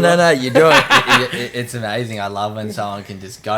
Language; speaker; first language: English; native; English